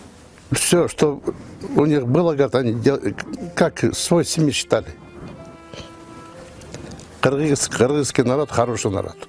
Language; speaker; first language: Russian; non-native, local second language; Turkish